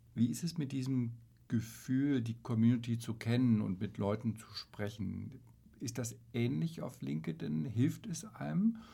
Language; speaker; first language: German; native; German